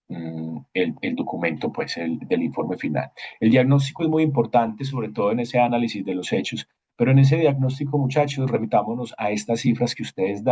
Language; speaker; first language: Spanish; native; Spanish